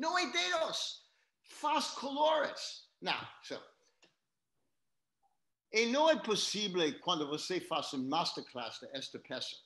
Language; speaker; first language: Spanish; non-native, learner; English